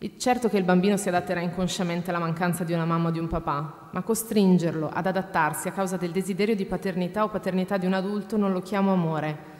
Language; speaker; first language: Italian; native; Italian